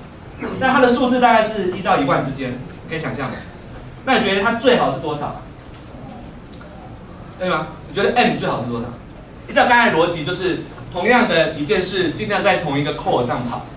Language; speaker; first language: Chinese; native; Chinese